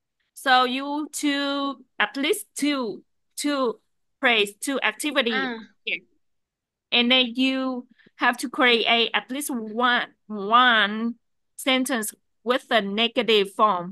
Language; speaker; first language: English; non-native, fluent; Vietnamese